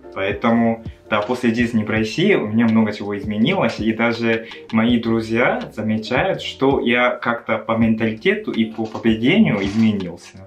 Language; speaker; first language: Russian; non-native, fluent; Japanese